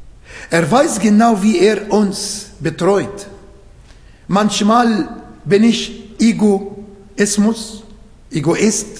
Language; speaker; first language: German; non-native, fluent; Arabic